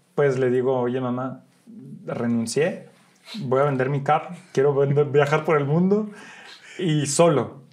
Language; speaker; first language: Spanish; early bilingual, heritage; Spanish